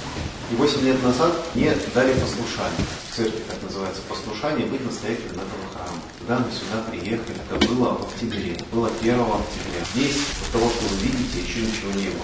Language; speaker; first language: Russian; native; Russian